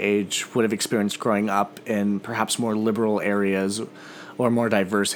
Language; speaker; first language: English; native; English